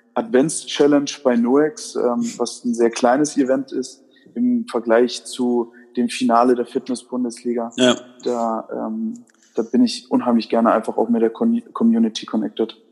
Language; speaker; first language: German; native; German